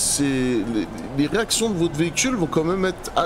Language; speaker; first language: French; native; French